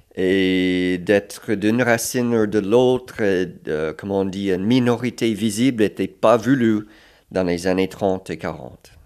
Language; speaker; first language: French; non-native, local second language; English